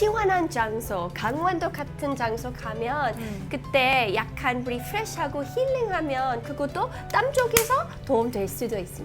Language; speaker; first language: Korean; non-native, learner; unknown